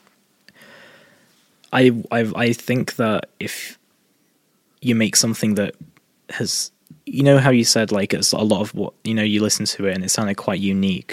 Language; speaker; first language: English; native; English